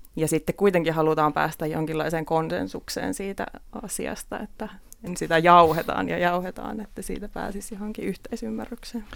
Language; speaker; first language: Finnish; native; Finnish